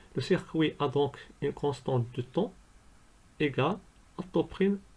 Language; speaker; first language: French; non-native, local second language; Arabic